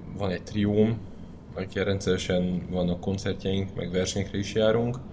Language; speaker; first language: Hungarian; native; Hungarian